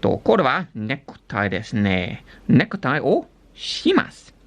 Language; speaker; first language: Japanese; non-native, learner; English